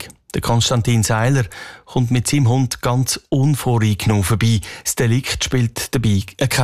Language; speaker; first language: German; native; German